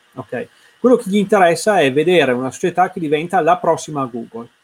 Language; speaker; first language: Italian; native; Italian